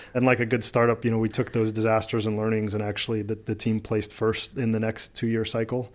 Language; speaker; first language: English; early bilingual, other home language; Russian